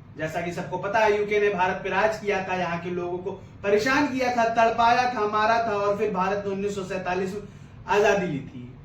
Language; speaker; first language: Hindi; native; Hindi